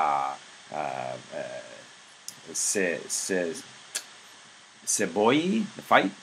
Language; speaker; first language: Czech; non-native, learner; English